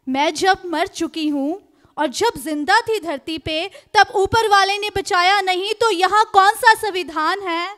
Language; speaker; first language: Hindi; native; Hindi